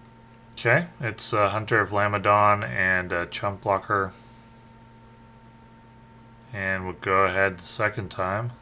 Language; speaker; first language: English; native; English